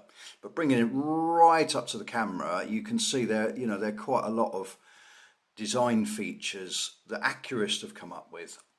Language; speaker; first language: English; native; English